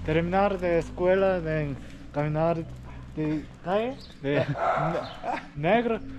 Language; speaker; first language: Spanish; non-native, learner; Korean